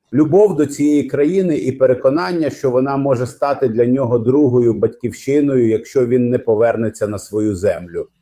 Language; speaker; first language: Ukrainian; non-native, fluent; Arabic